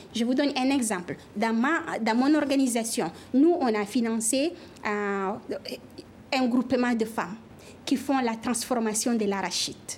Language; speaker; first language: French; non-native, local second language; Fula